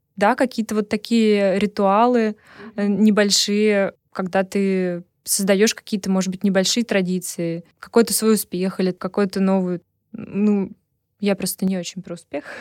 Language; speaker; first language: Russian; native; Russian